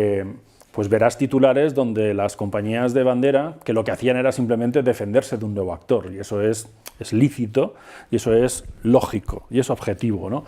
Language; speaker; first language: Spanish; native; Spanish